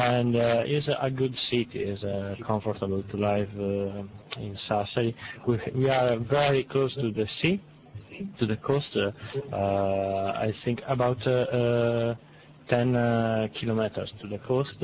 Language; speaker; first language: English; non-native, learner; Italian